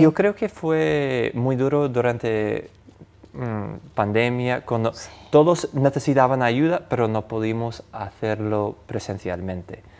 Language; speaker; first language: Spanish; non-native, fluent; English